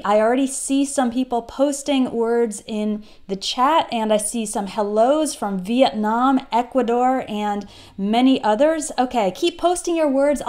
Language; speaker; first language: English; native; English